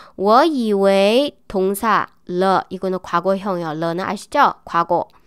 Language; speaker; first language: Korean; non-native, fluent; Chinese